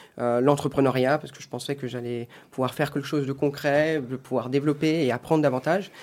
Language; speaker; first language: French; native; French